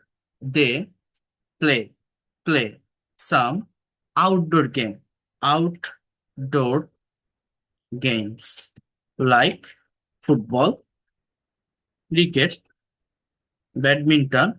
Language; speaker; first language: English; non-native, fluent; Bangla